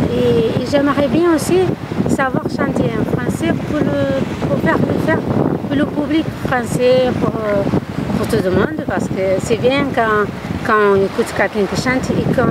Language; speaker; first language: French; non-native, learner; Kabuverdianu